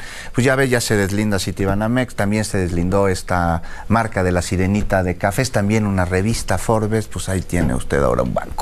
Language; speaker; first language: Spanish; native; Spanish